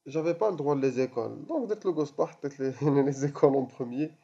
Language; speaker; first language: French; non-native, local second language; Arabic